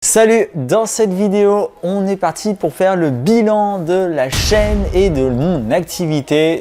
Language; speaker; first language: French; native; French